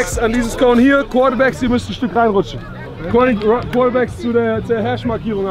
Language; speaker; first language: German; native; German